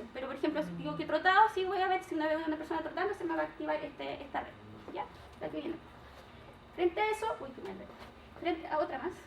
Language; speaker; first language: Spanish; native; Spanish